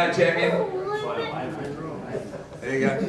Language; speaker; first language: English; native; English